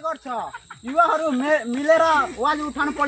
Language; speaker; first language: Nepali; non-native, local second language; Bhojpuri